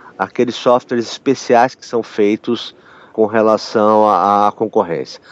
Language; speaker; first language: Portuguese; native; Portuguese